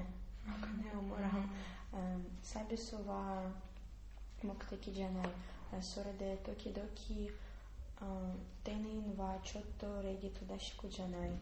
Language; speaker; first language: Japanese; non-native, learner; Russian